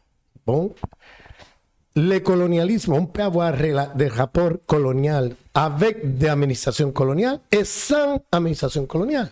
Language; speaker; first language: French; non-native, fluent; Spanish